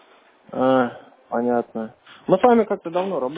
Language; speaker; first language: Russian; native; Russian